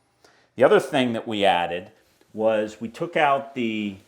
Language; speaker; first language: English; native; English